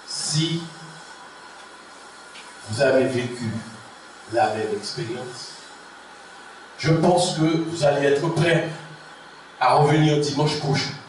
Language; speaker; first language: French; non-native, local second language; Haitian Creole